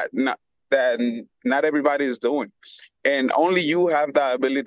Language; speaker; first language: English; early bilingual, other home language; Spanish